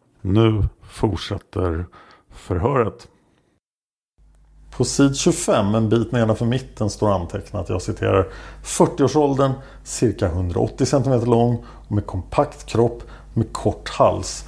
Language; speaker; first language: Swedish; native; Swedish